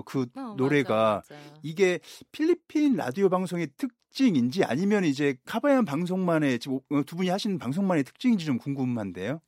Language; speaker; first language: Korean; native; Korean